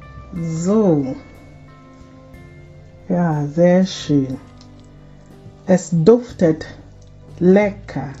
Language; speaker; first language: German; non-native, fluent; Akan